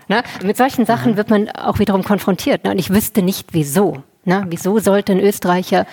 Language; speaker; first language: German; native; German